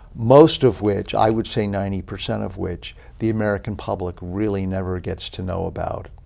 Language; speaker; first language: English; native; English